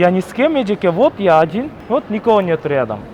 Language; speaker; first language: Russian; non-native, local second language; Kyrgyz